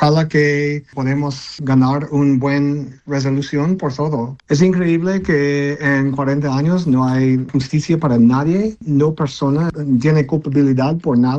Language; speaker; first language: Spanish; early bilingual, heritage; Spanish